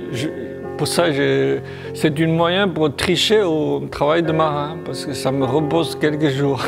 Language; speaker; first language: French; non-native, learner; Chinese